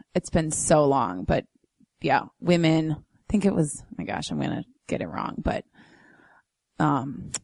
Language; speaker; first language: English; native; English